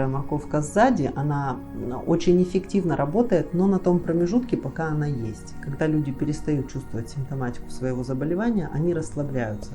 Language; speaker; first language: Russian; native; Russian